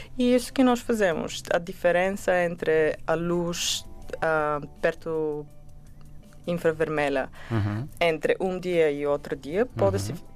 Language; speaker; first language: Portuguese; non-native, learner; Bulgarian